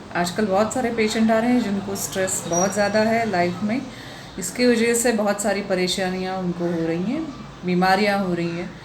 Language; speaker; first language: Hindi; non-native, local second language; Marathi